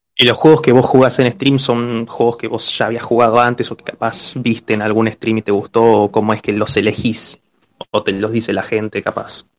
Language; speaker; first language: Spanish; native; Spanish